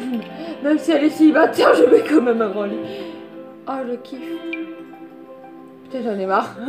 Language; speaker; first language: French; native; French